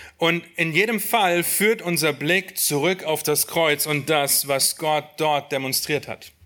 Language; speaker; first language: German; native; German